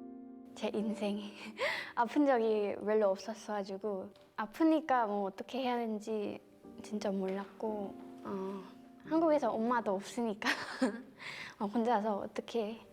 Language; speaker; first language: Korean; non-native, fluent; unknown